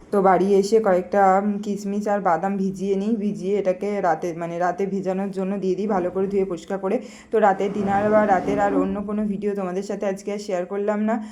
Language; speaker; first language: Bangla; native; Bangla